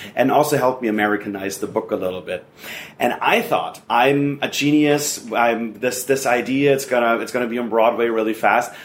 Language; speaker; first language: English; non-native, fluent; German